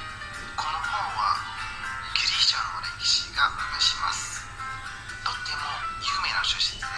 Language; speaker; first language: Japanese; non-native, learner; Indonesian